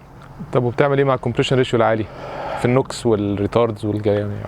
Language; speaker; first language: Arabic; native; Arabic